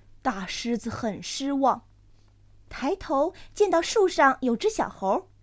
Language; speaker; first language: Chinese; native; Chinese